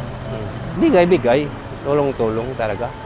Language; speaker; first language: Filipino; non-native, local second language; Cebuano